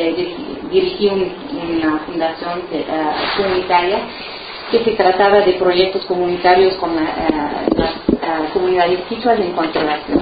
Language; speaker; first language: Spanish; non-native, fluent; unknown